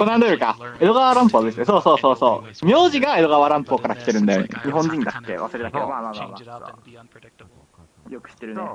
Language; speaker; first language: Japanese; native; Japanese